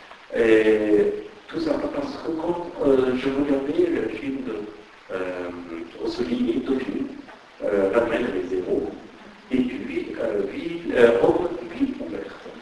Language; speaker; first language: French; non-native, fluent; Persian